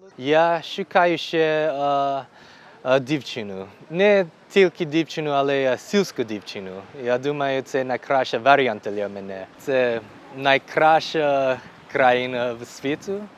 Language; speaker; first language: Ukrainian; non-native, learner; English